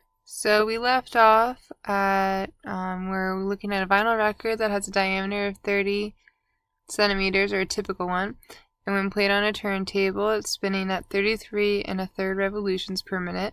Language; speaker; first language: English; native; English